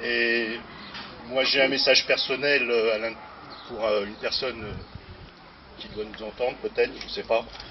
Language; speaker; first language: French; native; French